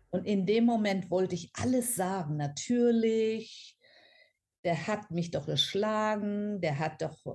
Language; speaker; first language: German; non-native, fluent; English